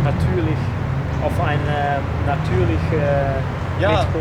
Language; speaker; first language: German; non-native, learner; Dutch